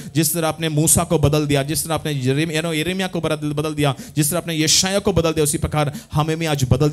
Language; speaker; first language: Hindi; non-native, local second language; Tamil